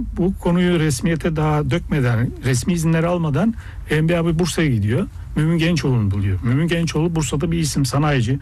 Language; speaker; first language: Turkish; early bilingual, heritage; Turkish